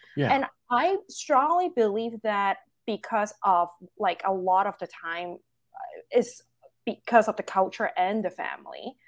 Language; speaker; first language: English; non-native, local second language; Cantonese